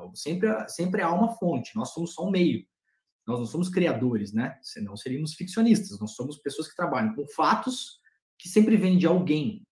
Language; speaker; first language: Portuguese; native; Portuguese